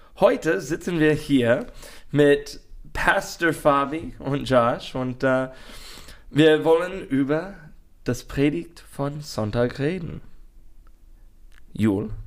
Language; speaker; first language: German; non-native, learner; English